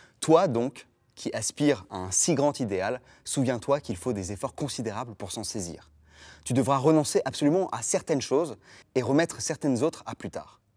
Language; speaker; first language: French; native; French